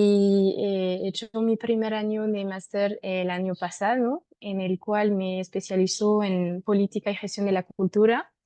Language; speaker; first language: Spanish; non-native, fluent; French